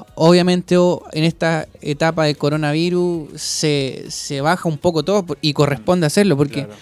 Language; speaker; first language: Spanish; native; Spanish